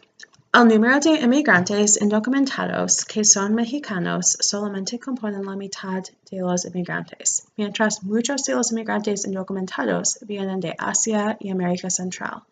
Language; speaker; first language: Spanish; non-native, fluent; English